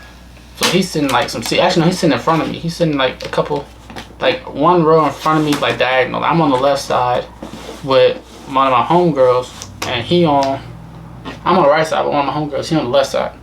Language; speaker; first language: English; native; English